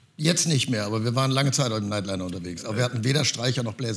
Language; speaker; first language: German; native; German